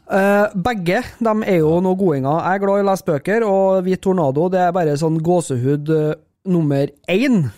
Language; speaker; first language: Norwegian; native; Norwegian